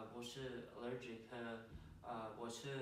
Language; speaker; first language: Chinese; non-native, learner; English